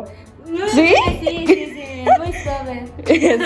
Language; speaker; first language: Spanish; non-native, learner; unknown